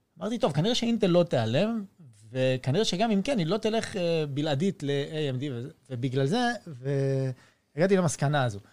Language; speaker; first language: Hebrew; early bilingual, other home language; French